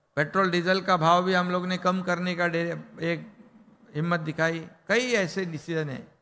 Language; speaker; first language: Hindi; non-native, local second language; Marathi